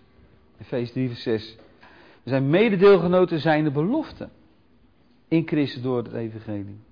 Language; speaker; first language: Dutch; native; Dutch